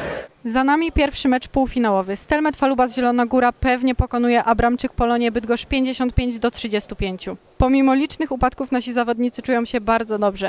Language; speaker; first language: Polish; native; Polish